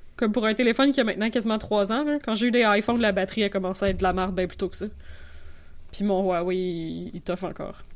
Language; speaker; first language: French; native; French